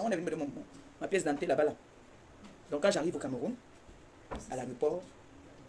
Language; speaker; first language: French; native; French